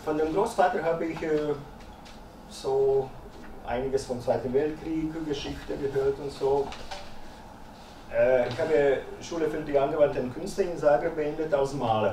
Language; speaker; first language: German; early bilingual, other home language; Croatian